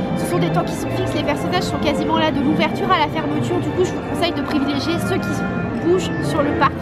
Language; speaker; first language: French; native; French